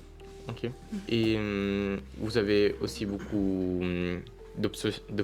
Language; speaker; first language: French; non-native, learner; Italian